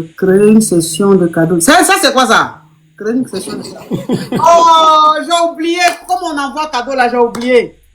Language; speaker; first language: French; non-native, local second language; Lingala